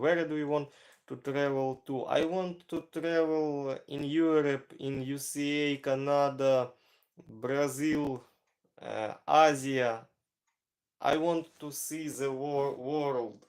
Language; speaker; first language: English; non-native, learner; Ukrainian